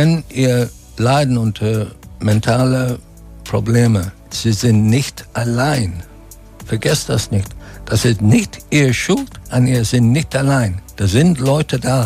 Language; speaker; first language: German; non-native, fluent; English